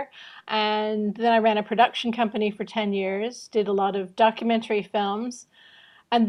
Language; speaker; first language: English; native; English